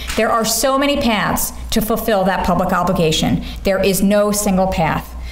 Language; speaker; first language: English; native; English